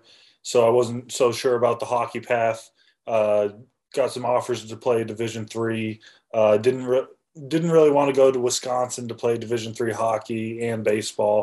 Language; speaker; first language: English; native; English